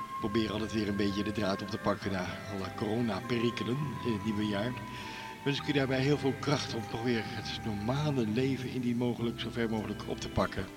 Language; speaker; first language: Dutch; native; Dutch